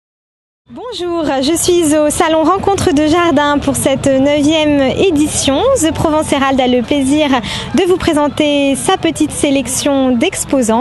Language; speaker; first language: French; native; French